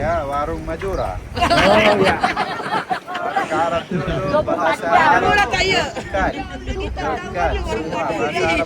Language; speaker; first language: Indonesian; non-native, learner; Arabic